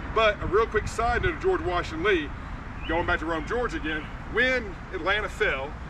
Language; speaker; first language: English; native; English